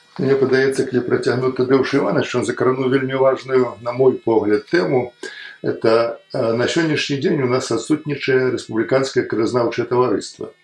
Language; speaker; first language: Belarusian; native; Belarusian